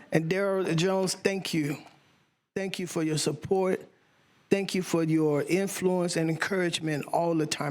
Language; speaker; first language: English; native; English